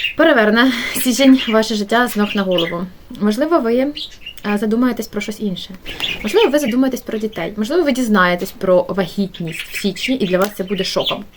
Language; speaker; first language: Ukrainian; native; Ukrainian